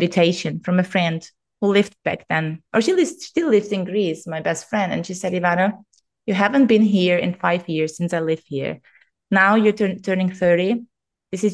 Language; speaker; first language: English; non-native, fluent; German